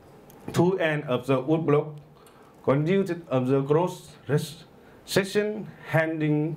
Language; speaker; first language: English; non-native, learner; Vietnamese